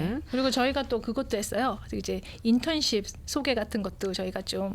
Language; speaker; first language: Korean; native; Korean